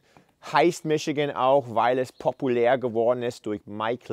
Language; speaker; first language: German; non-native, fluent; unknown